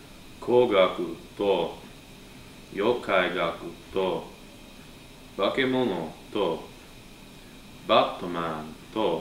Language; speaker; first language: Japanese; non-native, learner; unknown